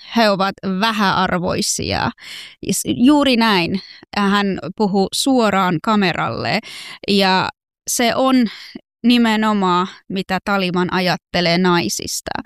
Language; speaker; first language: Finnish; non-native, fluent; Persian